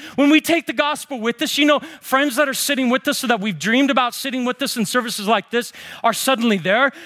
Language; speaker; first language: English; native; English